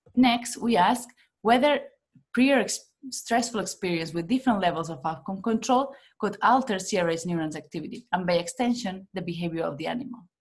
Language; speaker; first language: English; non-native, fluent; Spanish